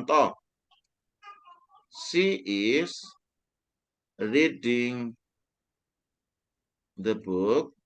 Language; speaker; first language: English; non-native, fluent; Indonesian